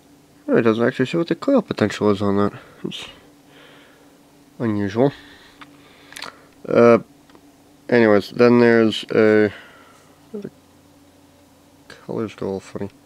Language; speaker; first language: English; native; English